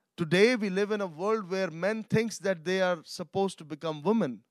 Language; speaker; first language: English; non-native, local second language; Urdu